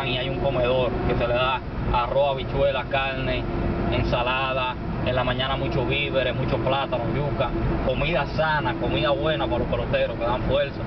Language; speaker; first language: Spanish; native; Spanish